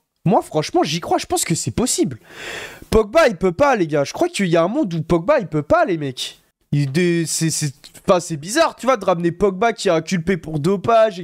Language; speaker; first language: French; native; French